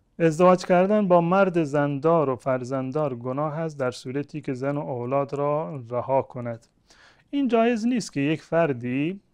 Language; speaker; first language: Persian; non-native, local second language; Baluchi